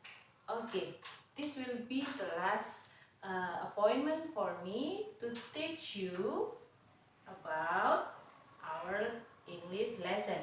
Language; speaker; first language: English; non-native, fluent; Indonesian